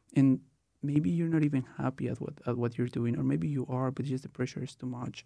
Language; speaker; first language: English; non-native, fluent; Spanish